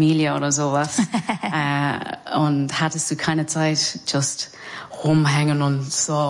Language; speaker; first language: German; non-native, fluent; English